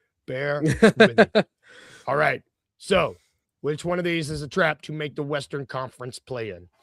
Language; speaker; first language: English; native; English